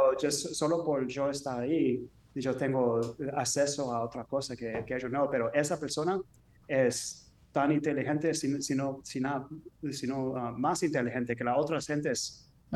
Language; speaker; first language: Spanish; early bilingual, heritage; English